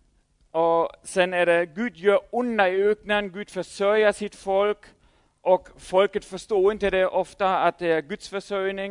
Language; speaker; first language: Swedish; non-native, fluent; German